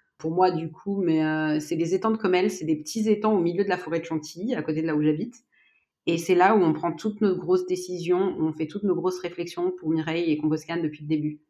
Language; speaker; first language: French; native; French